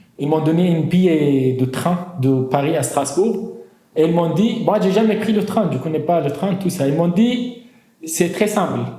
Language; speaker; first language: French; non-native, fluent; Arabic